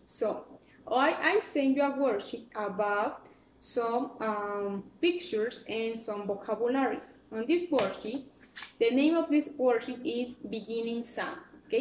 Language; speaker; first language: English; non-native, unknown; Spanish